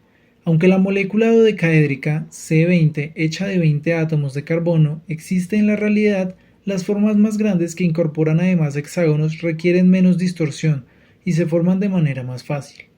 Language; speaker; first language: Spanish; native; Spanish